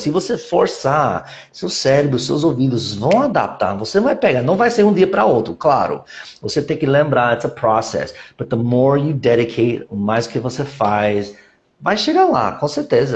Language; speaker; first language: Portuguese; non-native, fluent; English